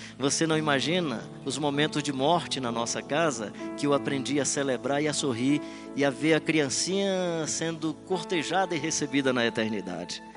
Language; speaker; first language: Portuguese; native; Portuguese